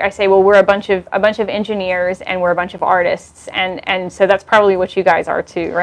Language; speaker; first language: English; native; English